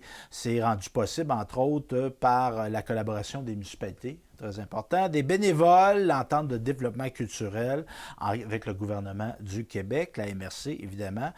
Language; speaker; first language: French; native; French